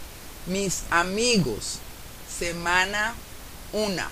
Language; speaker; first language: Spanish; non-native, fluent; English